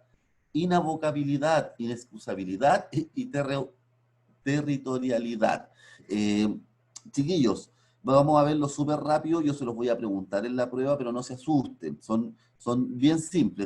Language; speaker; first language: Spanish; native; Spanish